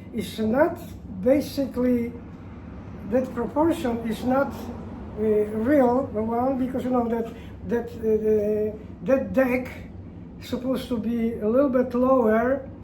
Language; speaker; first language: English; non-native, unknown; Polish